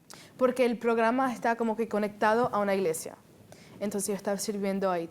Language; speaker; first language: Spanish; early bilingual, heritage; Spanish